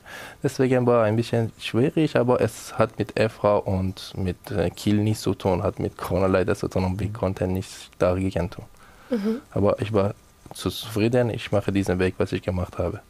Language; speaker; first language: German; non-native, learner; Persian